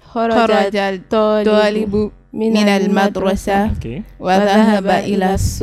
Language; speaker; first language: Arabic; non-native, learner; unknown